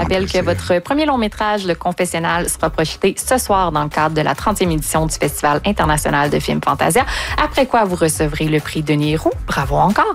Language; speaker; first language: French; native; French